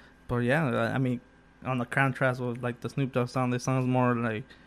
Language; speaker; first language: English; early bilingual, other home language; Spanish